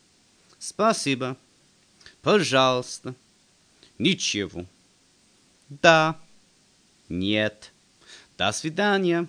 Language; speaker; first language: Russian; non-native, fluent; English